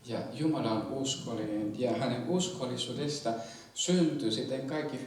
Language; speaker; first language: Finnish; non-native, fluent; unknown